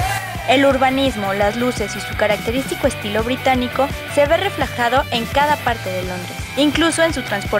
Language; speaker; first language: Spanish; native; Spanish